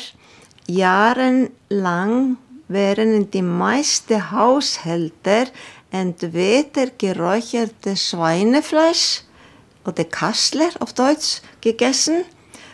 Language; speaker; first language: German; non-native, fluent; Icelandic